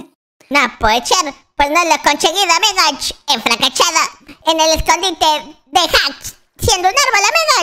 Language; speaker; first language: Spanish; native; Spanish